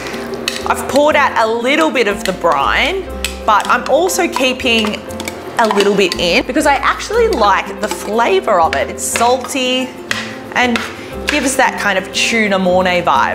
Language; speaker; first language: English; native; English